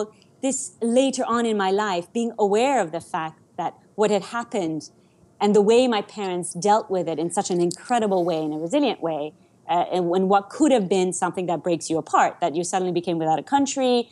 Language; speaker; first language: English; non-native, fluent; Persian